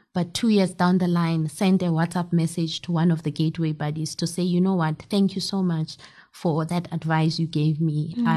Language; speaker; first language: English; non-native, local second language; Southern Sotho